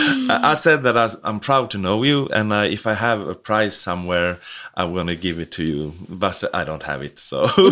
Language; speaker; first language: English; non-native, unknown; Swedish